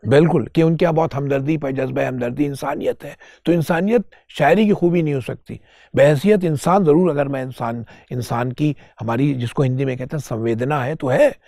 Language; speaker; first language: Hindi; native; Hindi